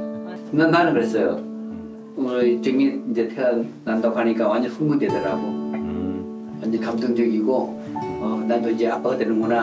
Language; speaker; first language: Korean; native; Korean